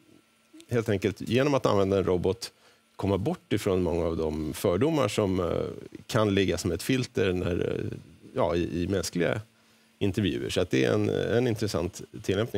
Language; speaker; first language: Swedish; native; Swedish